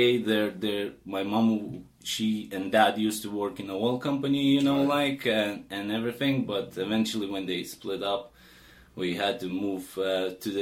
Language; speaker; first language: English; non-native, fluent; Lithuanian